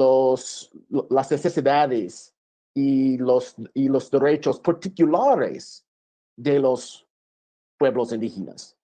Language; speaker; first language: Spanish; non-native, fluent; English